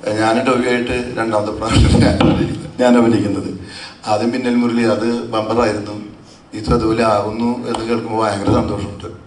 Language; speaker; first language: Malayalam; native; Malayalam